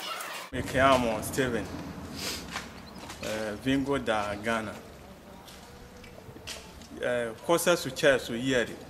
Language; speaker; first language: Italian; non-native, learner; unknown